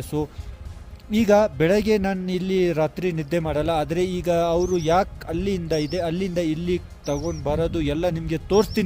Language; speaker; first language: Kannada; non-native, local second language; Ladakhi